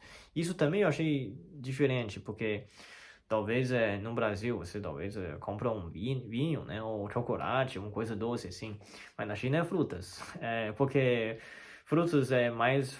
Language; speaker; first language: Portuguese; non-native, learner; Chinese